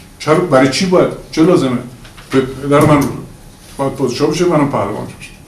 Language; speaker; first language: Persian; native; Persian